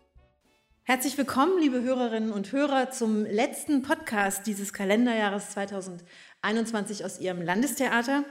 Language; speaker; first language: German; native; German